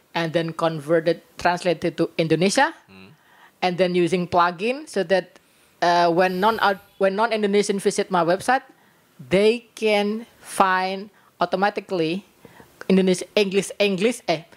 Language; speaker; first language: English; non-native, learner; Indonesian